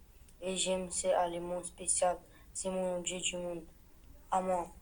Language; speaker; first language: French; non-native, learner; Romanian